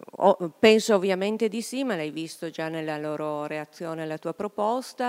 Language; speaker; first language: Italian; native; Italian